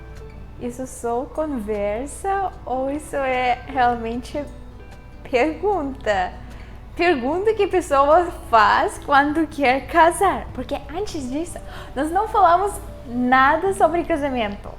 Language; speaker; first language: Portuguese; non-native, fluent; Russian